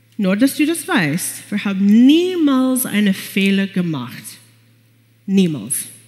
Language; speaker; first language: German; non-native, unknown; English